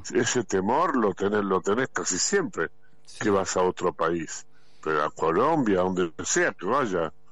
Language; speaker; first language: Spanish; native; Spanish